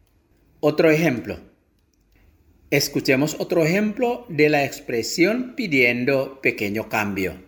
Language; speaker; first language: Spanish; non-native, fluent; Indonesian